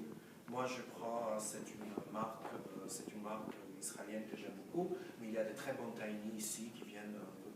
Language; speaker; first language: French; non-native, fluent; Hebrew